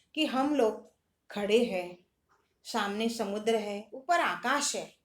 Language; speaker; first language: Hindi; non-native, local second language; Marathi